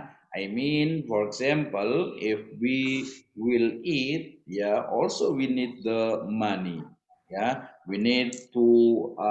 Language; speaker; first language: English; non-native, learner; Indonesian